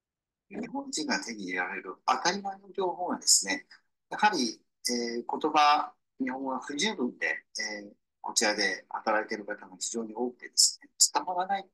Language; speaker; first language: Japanese; native; Japanese